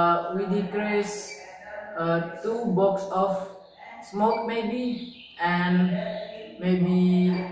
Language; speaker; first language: English; non-native, learner; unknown